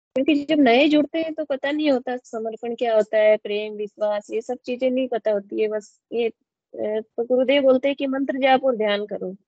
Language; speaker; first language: Hindi; native; Hindi